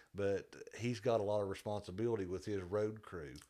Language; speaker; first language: English; native; English